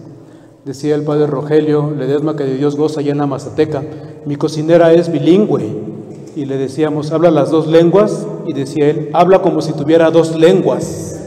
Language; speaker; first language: Spanish; native; Spanish